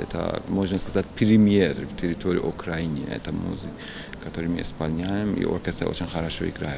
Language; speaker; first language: Ukrainian; non-native, learner; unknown